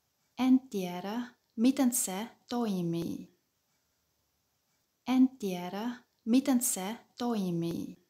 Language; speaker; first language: Finnish; non-native, fluent; German